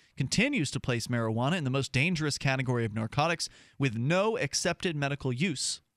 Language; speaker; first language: English; native; English